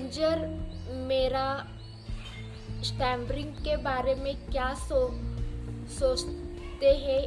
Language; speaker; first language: Hindi; non-native, local second language; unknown